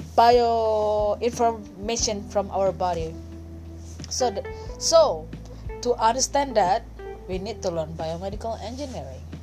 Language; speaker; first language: English; non-native, fluent; Indonesian